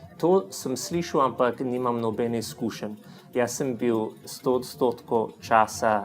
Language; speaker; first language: Slovenian; non-native, learner; English